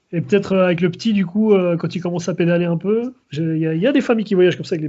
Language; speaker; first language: French; native; French